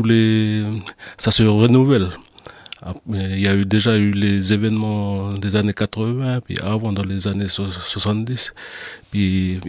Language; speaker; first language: French; native; French